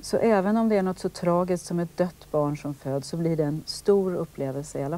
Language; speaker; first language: Swedish; native; Swedish